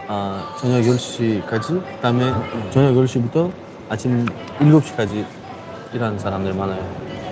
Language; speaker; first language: Korean; non-native, fluent; Uzbek